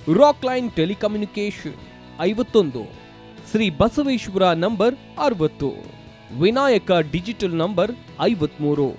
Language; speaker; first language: Kannada; native; Kannada